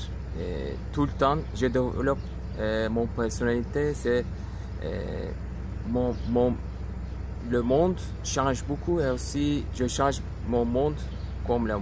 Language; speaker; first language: French; non-native, local second language; Turkish